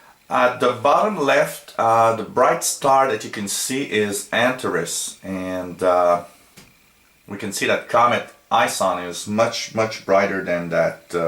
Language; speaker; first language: English; non-native, local second language; French